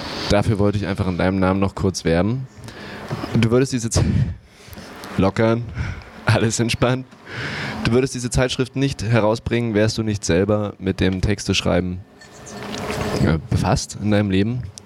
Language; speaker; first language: German; native; German